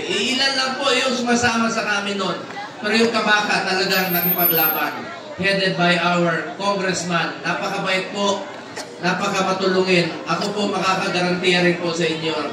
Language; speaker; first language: Filipino; non-native, local second language; Cebuano